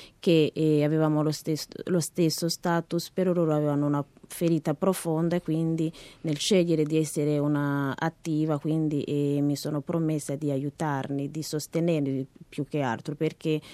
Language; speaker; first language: Italian; non-native, fluent; Rundi